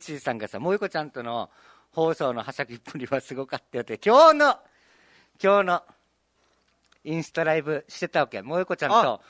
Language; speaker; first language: Japanese; native; Japanese